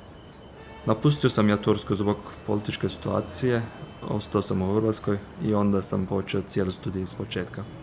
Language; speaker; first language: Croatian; non-native, fluent; Turkish